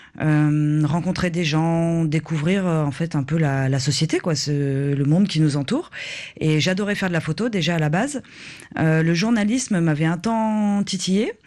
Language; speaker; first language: French; native; French